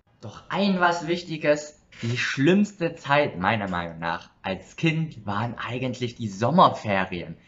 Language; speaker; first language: German; early bilingual, other home language; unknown